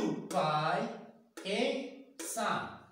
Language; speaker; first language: Portuguese; non-native, learner; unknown